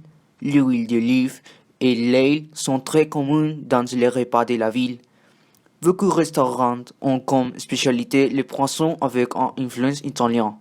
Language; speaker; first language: French; non-native, learner; Spanish